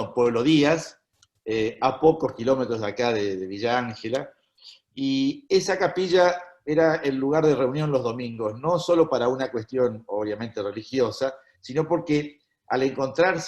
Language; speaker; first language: Spanish; native; Spanish